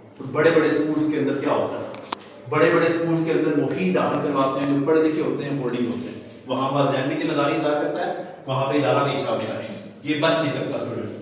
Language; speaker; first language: Urdu; non-native, local second language; Pahari-Potwari